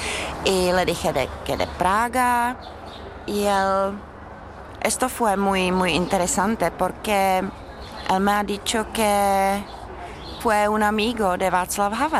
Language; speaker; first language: Spanish; non-native, fluent; Czech